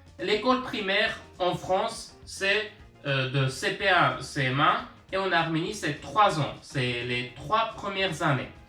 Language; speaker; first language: French; early bilingual, other home language; Armenian